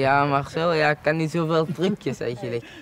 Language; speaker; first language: Dutch; early bilingual, other home language; Arabic